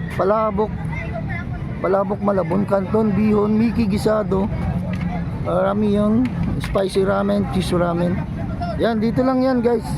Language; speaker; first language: Filipino; non-native, local second language; Iloko